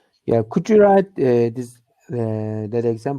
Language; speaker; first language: English; non-native, learner; Turkish